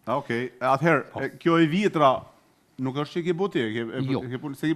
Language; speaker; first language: Albanian; native; Albanian